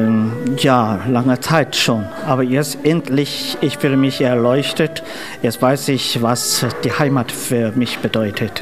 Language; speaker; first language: German; non-native, fluent; Chinese